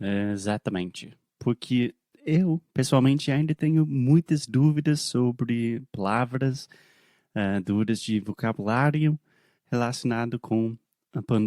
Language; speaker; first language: Portuguese; non-native, fluent; English